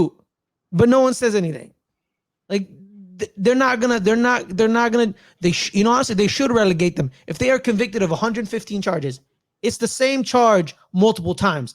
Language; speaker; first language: English; native; English